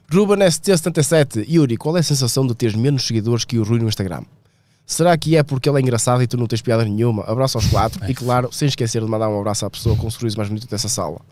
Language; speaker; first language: Portuguese; native; Portuguese